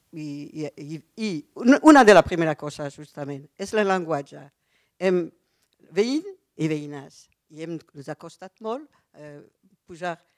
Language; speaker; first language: Catalan; non-native, fluent; French